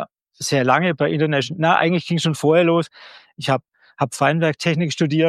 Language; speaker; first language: German; native; German